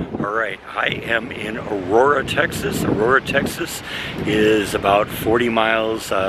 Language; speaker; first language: English; native; English